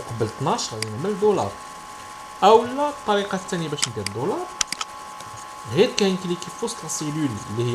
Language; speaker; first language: Arabic; native; Arabic